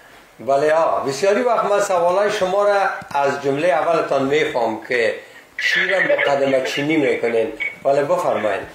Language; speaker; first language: Persian; native; Persian